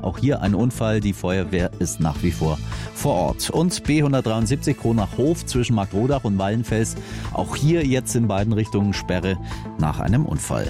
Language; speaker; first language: German; native; German